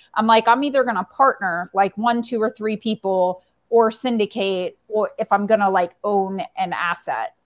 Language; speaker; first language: English; native; English